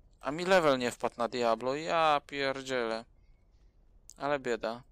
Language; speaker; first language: Polish; native; Polish